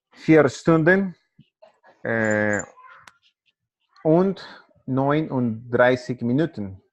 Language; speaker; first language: German; non-native, learner; Spanish